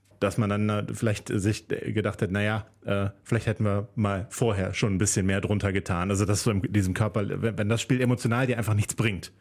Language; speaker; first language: German; native; German